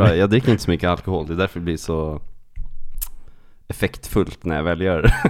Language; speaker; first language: Swedish; native; Swedish